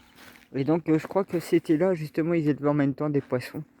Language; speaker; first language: French; native; French